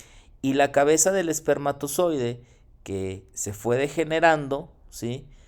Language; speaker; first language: Spanish; native; Spanish